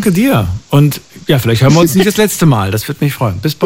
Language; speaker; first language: German; native; German